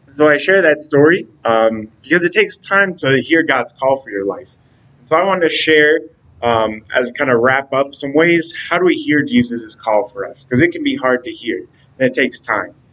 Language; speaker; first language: English; native; English